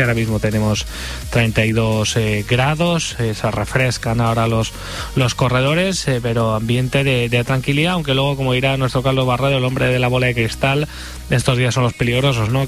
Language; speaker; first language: Spanish; native; Spanish